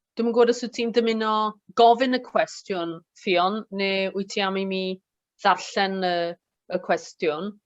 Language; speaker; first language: Welsh; native; Welsh